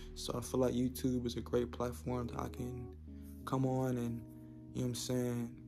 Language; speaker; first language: English; native; English